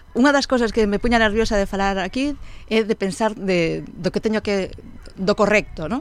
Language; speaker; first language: Galician; non-native, local second language; Spanish